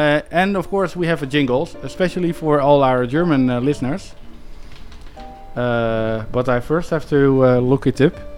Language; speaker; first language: English; non-native, fluent; Dutch